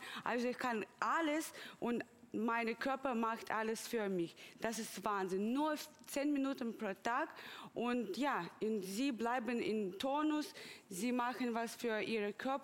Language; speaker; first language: German; non-native, fluent; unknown